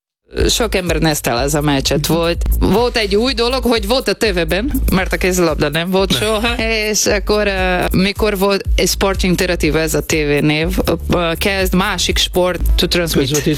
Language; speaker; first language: Hungarian; non-native, learner; Portuguese